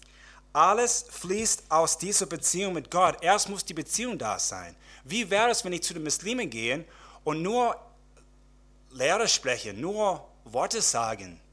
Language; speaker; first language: German; non-native, fluent; English